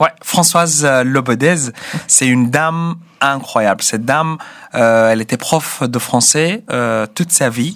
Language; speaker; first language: French; non-native, fluent; Arabic